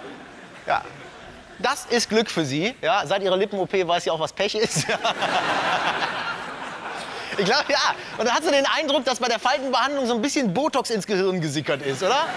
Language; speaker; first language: German; native; German